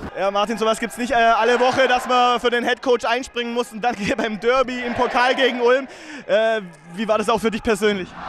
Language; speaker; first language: German; native; German